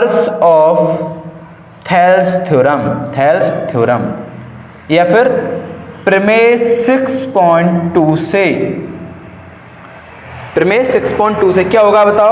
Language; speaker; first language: Hindi; native; Hindi